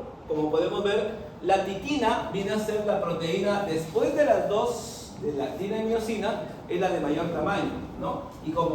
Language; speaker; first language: Spanish; native; Spanish